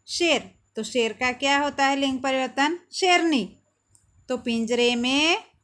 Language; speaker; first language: Hindi; non-native, local second language; Gujarati